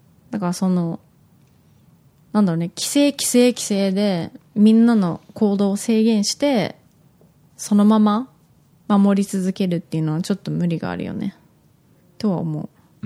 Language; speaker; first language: Japanese; native; Japanese